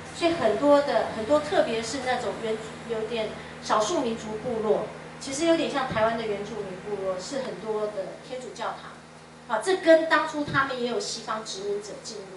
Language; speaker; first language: Chinese; native; Chinese